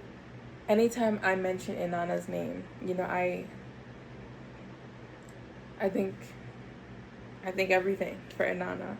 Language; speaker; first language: English; native; English